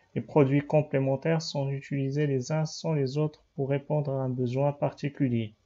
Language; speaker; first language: French; non-native, local second language; Arabic